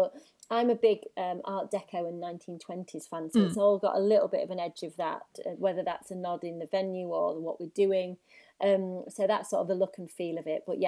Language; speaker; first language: English; native; English